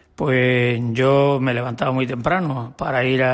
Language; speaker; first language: Spanish; native; Spanish